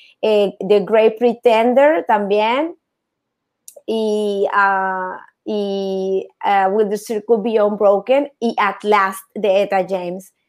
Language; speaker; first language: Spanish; native; Spanish